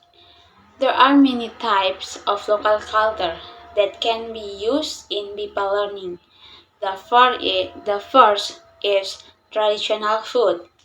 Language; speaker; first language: English; non-native, learner; Indonesian